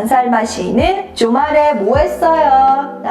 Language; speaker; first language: Korean; non-native, fluent; Mongolian